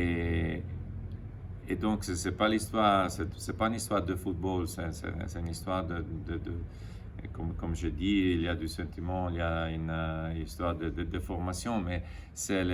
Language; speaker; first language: French; non-native, fluent; Italian